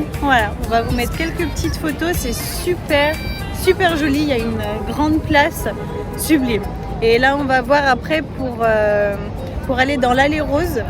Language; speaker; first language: French; native; French